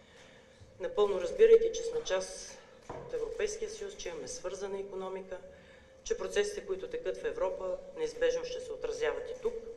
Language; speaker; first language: Bulgarian; native; Bulgarian